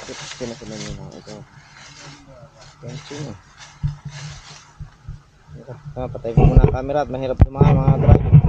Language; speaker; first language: Filipino; native; Filipino